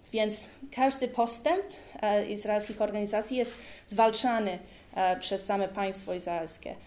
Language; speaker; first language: Polish; early bilingual, heritage; Polish